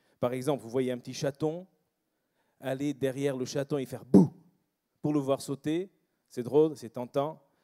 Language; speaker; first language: French; non-native, fluent; English